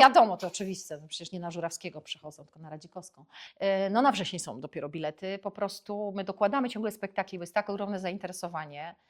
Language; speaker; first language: Polish; native; Polish